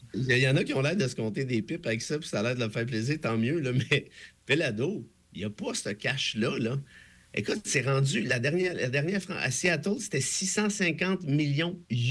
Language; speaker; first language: French; native; French